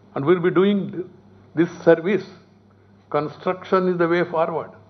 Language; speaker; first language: English; non-native, local second language; Telugu